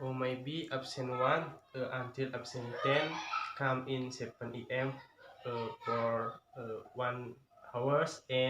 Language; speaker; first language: English; non-native, learner; Indonesian